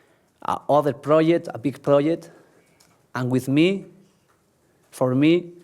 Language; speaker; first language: English; non-native, learner; Spanish